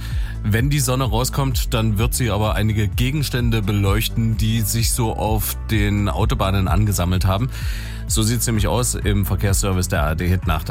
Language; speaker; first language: German; native; German